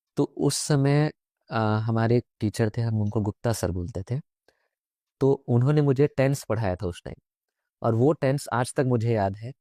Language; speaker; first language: Hindi; native; Hindi